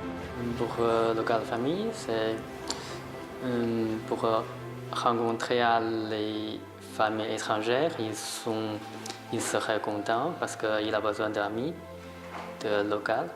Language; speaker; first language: French; non-native, learner; Chinese